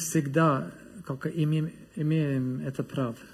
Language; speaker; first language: Russian; non-native, learner; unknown